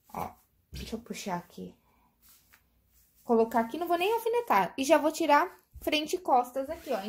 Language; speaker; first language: Portuguese; native; Portuguese